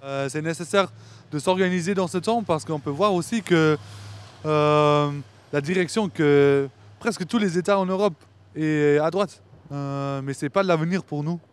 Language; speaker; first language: French; non-native, fluent; Turkish